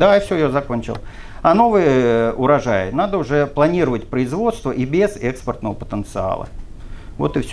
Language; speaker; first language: Russian; native; Russian